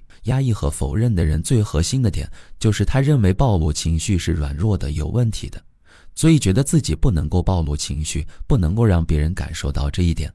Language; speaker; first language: Chinese; native; Chinese